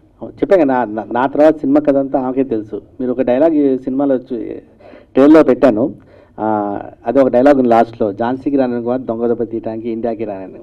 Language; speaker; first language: Telugu; native; Telugu